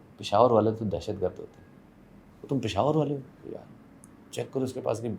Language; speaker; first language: Urdu; non-native, local second language; Persian